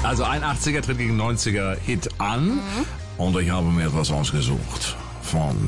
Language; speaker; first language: German; native; German